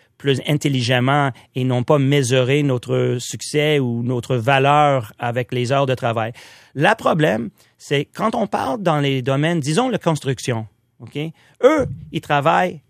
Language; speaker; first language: French; non-native, local second language; English